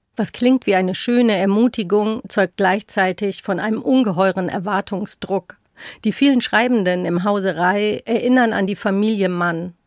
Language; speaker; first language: German; native; German